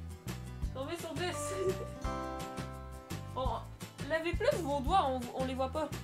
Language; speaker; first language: French; native; French